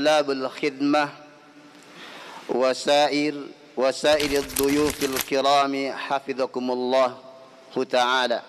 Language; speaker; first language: Arabic; non-native, fluent; Indonesian